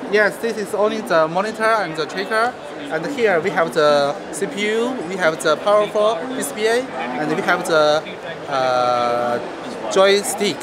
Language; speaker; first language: English; non-native, learner; Chinese